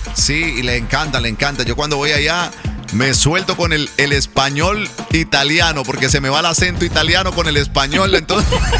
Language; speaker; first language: Spanish; early bilingual, heritage; Spanish